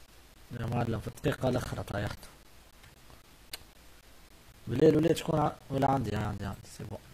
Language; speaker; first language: Arabic; native; Arabic